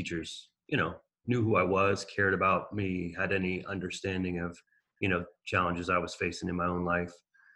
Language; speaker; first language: English; native; English